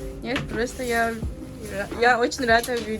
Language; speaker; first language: Russian; non-native, learner; Mongolian